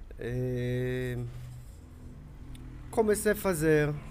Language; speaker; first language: Portuguese; non-native, learner; Hebrew